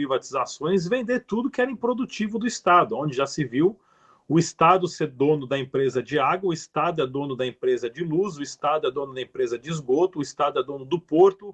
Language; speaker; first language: Portuguese; native; Portuguese